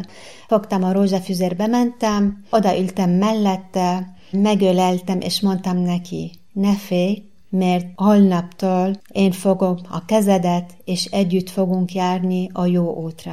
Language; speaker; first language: Hungarian; non-native, fluent; Arabic